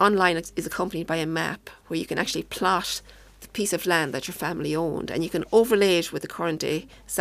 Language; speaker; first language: English; native; English